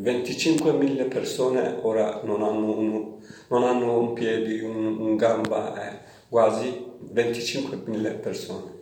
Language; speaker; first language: Italian; non-native, learner; Kurdish